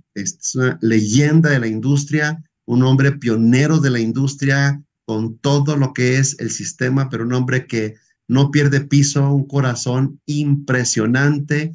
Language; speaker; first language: Spanish; native; Spanish